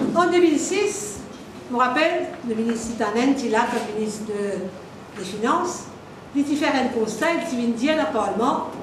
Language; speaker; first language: French; non-native, local second language; Morisyen